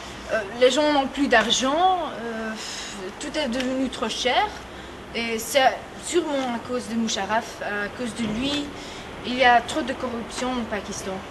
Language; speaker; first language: French; non-native, learner; Dutch